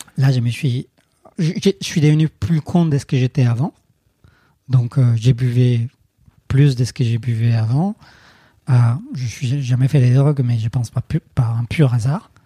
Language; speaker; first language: French; non-native, fluent; Spanish